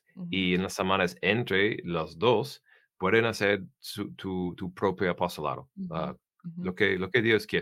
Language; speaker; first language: Spanish; non-native, fluent; English